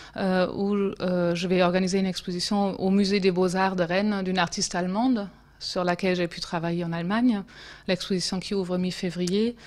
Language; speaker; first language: French; non-native, fluent; German